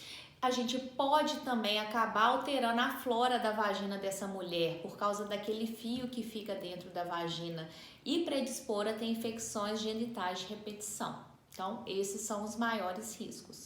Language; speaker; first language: Portuguese; native; Portuguese